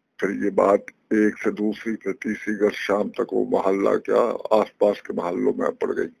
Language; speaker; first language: Urdu; non-native, local second language; Punjabi